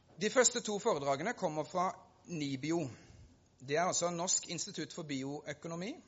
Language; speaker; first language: Norwegian; native; Norwegian